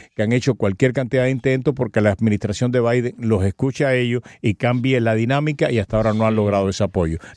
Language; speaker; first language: Spanish; native; Spanish